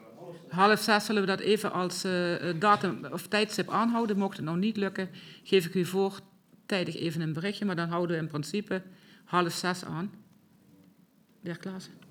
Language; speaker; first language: Dutch; native; Dutch